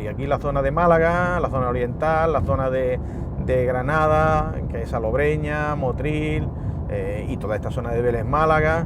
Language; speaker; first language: Spanish; native; Spanish